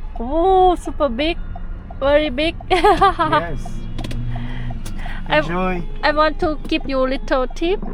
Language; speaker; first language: English; non-native, learner; Thai